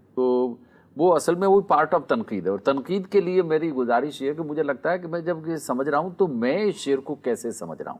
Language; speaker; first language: Urdu; non-native, local second language; Marwari